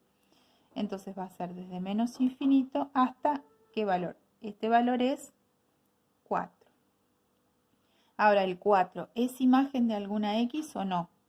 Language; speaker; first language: Spanish; native; Spanish